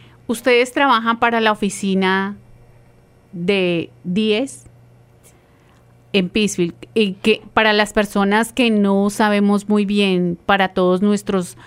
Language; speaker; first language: Spanish; native; Spanish